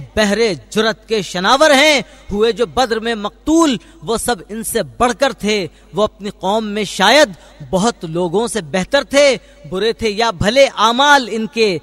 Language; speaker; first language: Urdu; native; Urdu